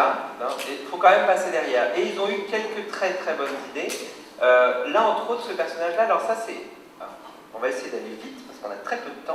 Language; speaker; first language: French; native; French